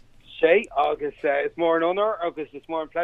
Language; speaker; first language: Irish; non-native, local second language; English